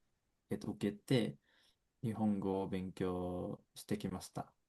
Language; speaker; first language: Japanese; non-native, fluent; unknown